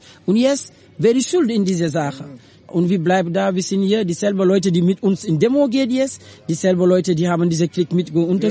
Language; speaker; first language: German; non-native, learner; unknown